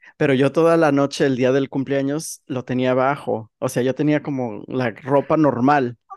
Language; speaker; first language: Spanish; early bilingual, heritage; Spanish